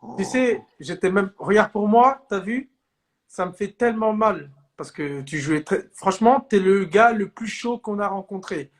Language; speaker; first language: French; native; French